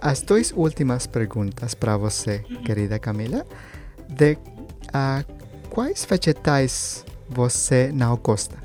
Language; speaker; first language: Portuguese; non-native, learner; Spanish